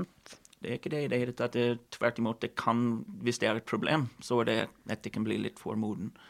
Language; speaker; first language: Norwegian; non-native, fluent; English